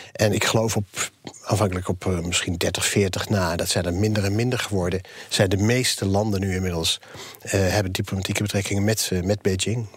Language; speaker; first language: Dutch; native; Dutch